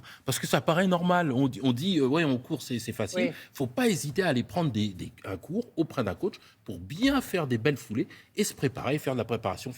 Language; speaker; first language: French; native; French